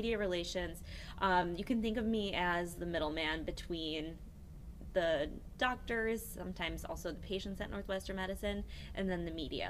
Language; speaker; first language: English; native; English